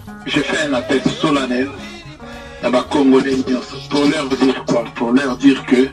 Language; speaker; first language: French; non-native, fluent; Lingala